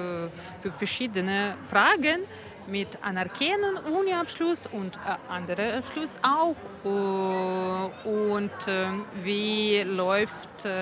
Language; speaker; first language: German; non-native, learner; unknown